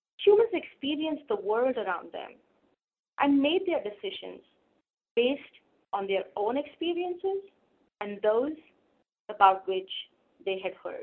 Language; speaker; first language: English; non-native, local second language; Hindi